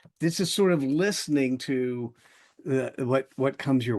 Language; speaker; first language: English; native; English